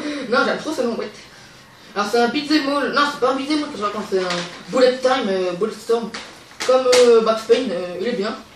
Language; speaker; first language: French; native; French